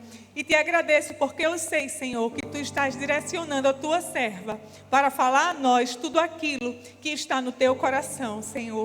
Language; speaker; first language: Portuguese; native; Portuguese